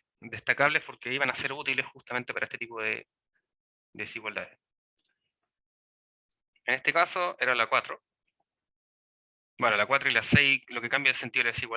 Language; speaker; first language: Spanish; native; Spanish